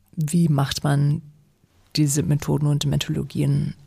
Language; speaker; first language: German; non-native, fluent; English